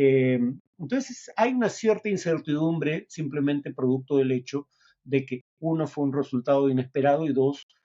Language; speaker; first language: Spanish; native; Spanish